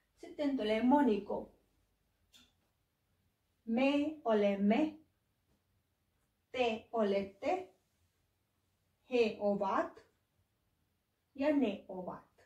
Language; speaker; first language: Finnish; non-native, learner; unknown